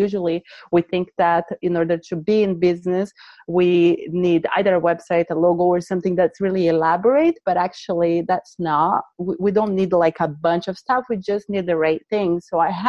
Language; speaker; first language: English; non-native, fluent; Portuguese